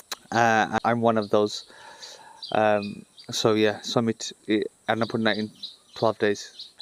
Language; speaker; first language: English; early bilingual, other home language; Bangla